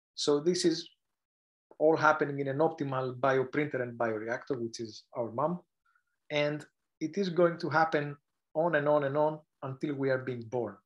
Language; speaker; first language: English; non-native, fluent; Greek